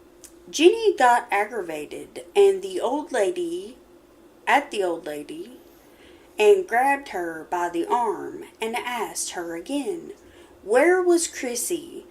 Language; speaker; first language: English; native; English